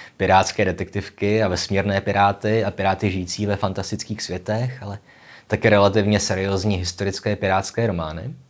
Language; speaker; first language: Czech; native; Czech